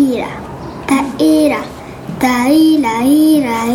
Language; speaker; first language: Arabic; non-native, learner; French